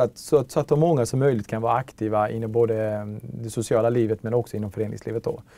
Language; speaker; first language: Swedish; early bilingual, other home language; Tigrinya